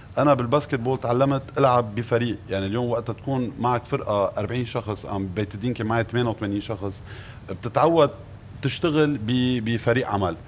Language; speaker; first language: Arabic; non-native, local second language; Armenian